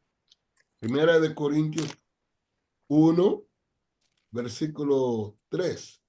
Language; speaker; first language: Spanish; non-native, fluent; English